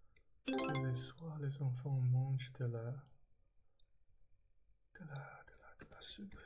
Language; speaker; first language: French; non-native, learner; English